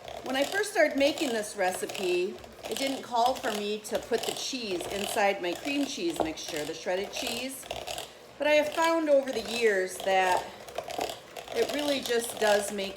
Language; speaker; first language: English; native; English